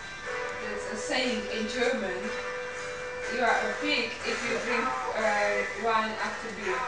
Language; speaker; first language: English; non-native, fluent; German